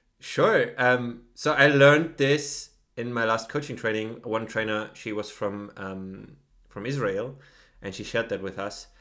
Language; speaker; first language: English; non-native, fluent; German